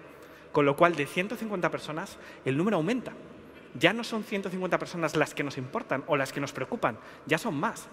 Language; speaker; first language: Spanish; native; Spanish